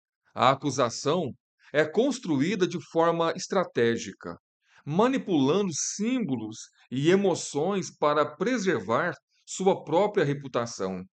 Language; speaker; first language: Portuguese; native; Portuguese